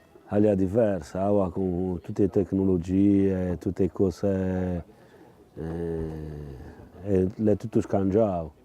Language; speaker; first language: Italian; non-native, local second language; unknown